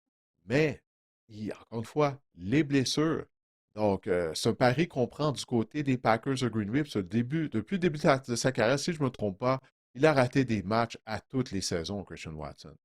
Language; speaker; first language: French; native; French